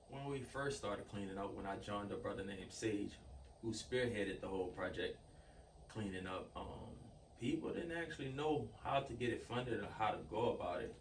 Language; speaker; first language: English; native; English